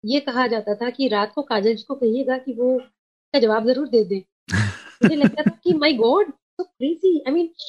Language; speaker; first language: Hindi; non-native, local second language; Sindhi